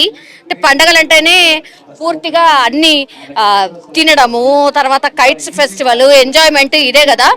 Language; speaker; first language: Telugu; native; Telugu